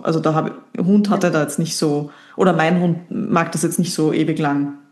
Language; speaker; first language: German; native; German